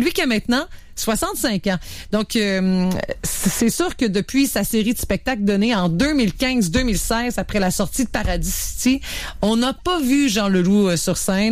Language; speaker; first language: French; native; French